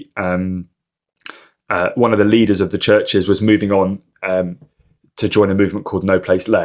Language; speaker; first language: English; native; English